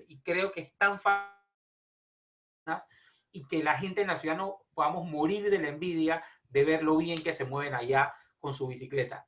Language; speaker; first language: Spanish; native; Spanish